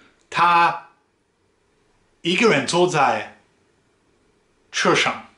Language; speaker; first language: Chinese; non-native, fluent; Dutch